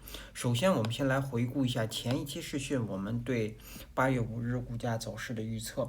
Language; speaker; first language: Chinese; native; Chinese